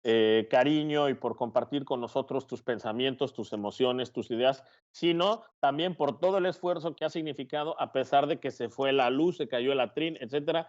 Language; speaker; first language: Spanish; native; Spanish